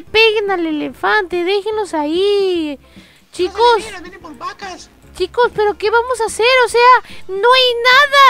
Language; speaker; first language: Spanish; native; Spanish